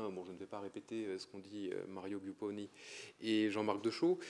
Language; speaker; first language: French; native; French